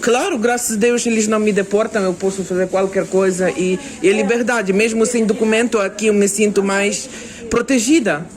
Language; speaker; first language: Portuguese; non-native, learner; Ukrainian